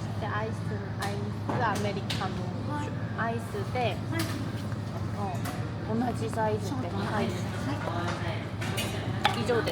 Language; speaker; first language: Japanese; non-native, learner; Korean